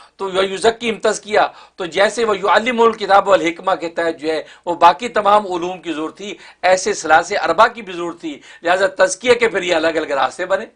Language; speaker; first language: Urdu; native; Urdu